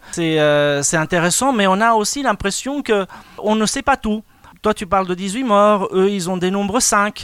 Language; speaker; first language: French; non-native, fluent; Spanish